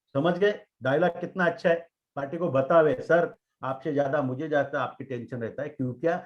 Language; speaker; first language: Hindi; non-native, local second language; Marathi